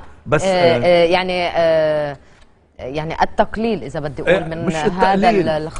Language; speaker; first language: Arabic; native; Arabic